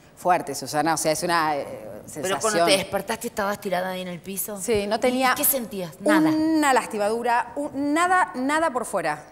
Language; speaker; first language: Spanish; native; Spanish